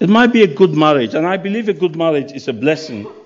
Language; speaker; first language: English; non-native, local second language; Yoruba